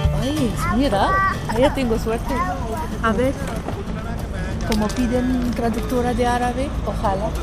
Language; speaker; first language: Spanish; non-native, learner; Arabic